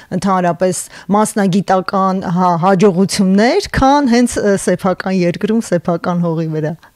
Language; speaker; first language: Armenian; native; Armenian